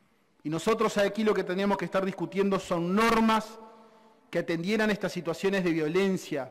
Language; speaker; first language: Spanish; native; Spanish